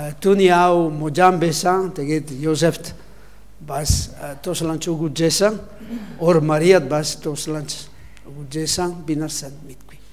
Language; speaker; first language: Mongolian; non-native, learner; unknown